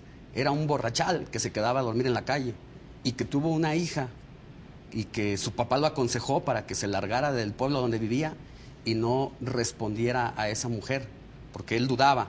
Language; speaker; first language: Spanish; native; Spanish